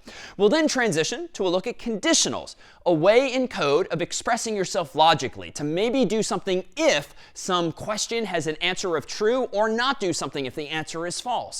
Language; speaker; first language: English; native; English